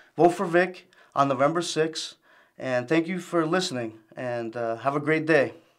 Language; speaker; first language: English; early bilingual, other home language; Spanish